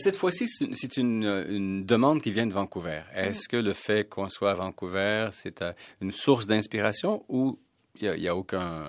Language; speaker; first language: French; native; French